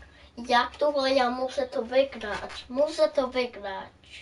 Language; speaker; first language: Polish; early bilingual, heritage; Polish